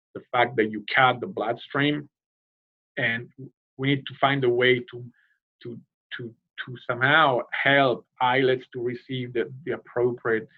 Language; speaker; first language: English; non-native, fluent; Italian